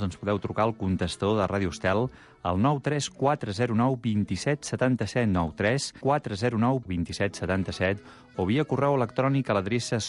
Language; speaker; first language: Catalan; native; Catalan